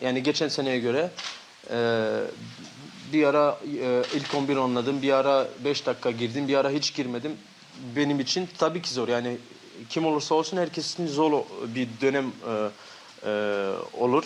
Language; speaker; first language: Turkish; early bilingual, heritage; Turkish